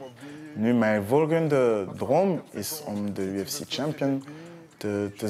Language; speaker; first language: Dutch; non-native, learner; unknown